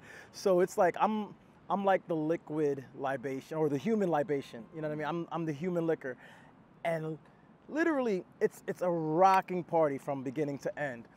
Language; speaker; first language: English; native; English